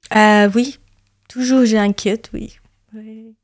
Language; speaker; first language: French; non-native, fluent; Persian